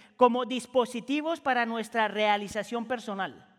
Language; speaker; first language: Spanish; native; Spanish